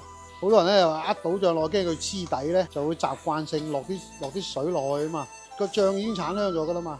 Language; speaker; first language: Cantonese; native; Cantonese